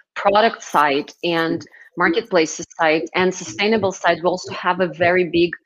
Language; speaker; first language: English; non-native, fluent; Russian